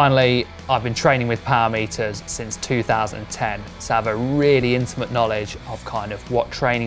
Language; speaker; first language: English; native; English